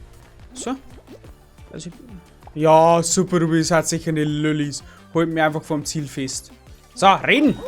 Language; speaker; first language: German; native; German